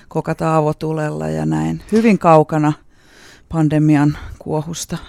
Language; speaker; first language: Finnish; native; Finnish